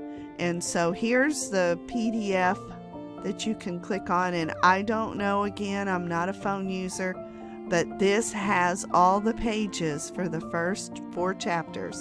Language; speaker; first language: English; native; English